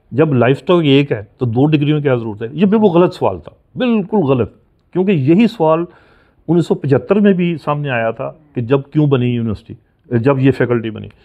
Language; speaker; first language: Urdu; non-native, local second language; Punjabi